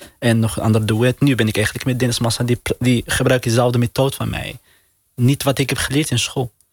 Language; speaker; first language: Dutch; non-native, learner; Arabic